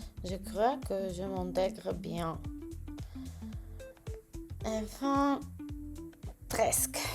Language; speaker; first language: French; non-native, learner; Bulgarian